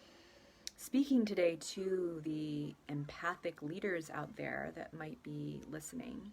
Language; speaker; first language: English; native; English